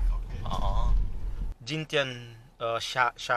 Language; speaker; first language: Chinese; non-native, learner; Filipino